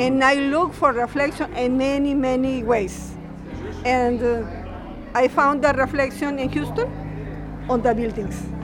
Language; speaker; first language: English; non-native, learner; Spanish